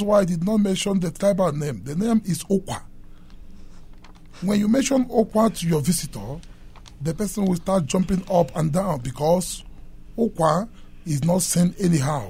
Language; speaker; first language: English; non-native, local second language; Igbo